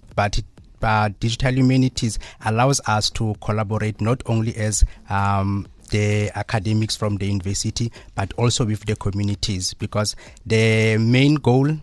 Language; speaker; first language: English; non-native, local second language; Southern Sotho